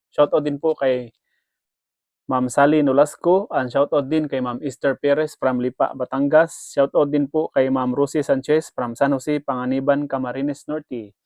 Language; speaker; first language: Filipino; non-native, local second language; Cebuano